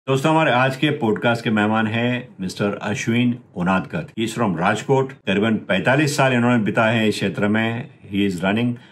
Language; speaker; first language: Hindi; non-native, local second language; Marathi